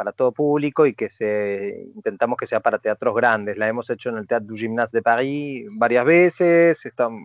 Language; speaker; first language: Spanish; native; Spanish